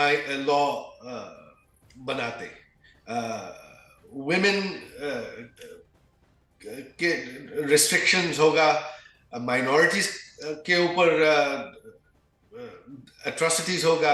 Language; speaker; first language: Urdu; non-native, fluent; Bangla